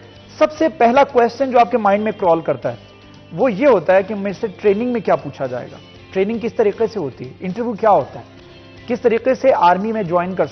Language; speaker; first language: Hindi; non-native, local second language; Punjabi